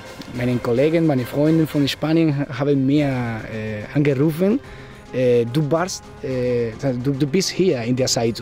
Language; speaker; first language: German; non-native, learner; Spanish